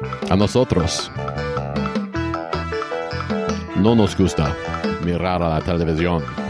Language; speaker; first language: Spanish; non-native, learner; English